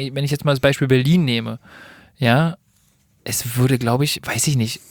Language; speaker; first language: German; native; German